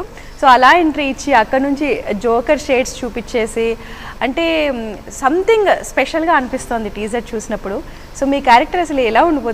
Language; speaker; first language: Telugu; native; Telugu